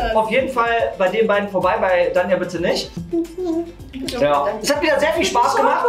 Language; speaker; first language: German; native; German